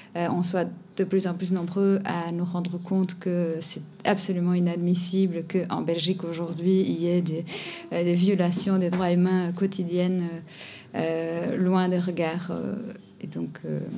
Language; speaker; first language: French; non-native, fluent; Portuguese